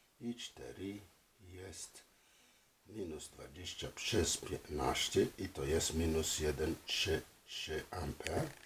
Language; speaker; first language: Polish; non-native, fluent; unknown